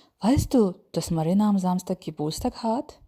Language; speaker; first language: German; non-native, fluent; Ukrainian